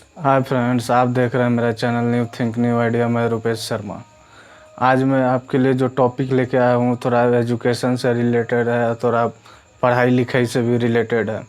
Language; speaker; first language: Hindi; native; Hindi